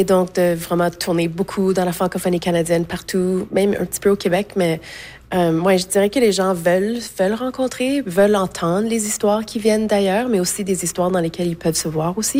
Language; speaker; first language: French; native; French